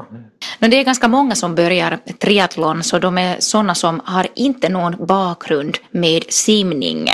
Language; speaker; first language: Swedish; non-native, local second language; Finnish